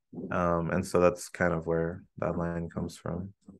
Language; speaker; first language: English; early bilingual, other home language; Spanish